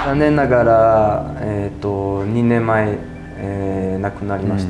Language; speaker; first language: Japanese; non-native, fluent; French